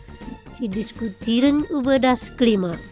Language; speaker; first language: German; non-native, fluent; Indonesian